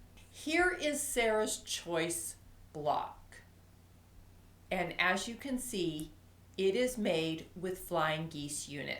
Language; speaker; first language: English; native; English